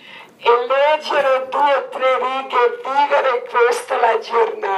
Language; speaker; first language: Italian; non-native, learner; Croatian